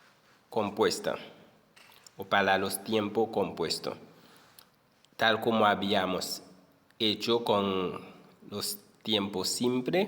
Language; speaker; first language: Spanish; non-native, fluent; Haitian Creole